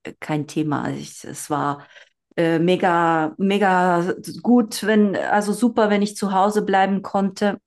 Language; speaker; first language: German; non-native, fluent; Spanish